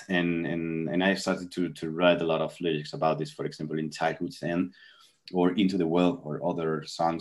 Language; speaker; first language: English; non-native, fluent; Spanish